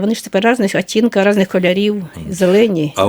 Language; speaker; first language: Ukrainian; native; Ukrainian